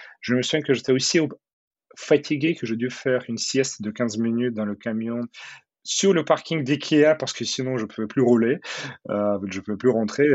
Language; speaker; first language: French; non-native, fluent; Russian